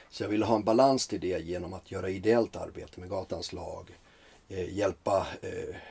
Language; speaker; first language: Swedish; early bilingual, other home language; Finnish